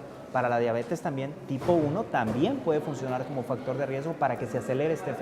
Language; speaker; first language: Spanish; native; Spanish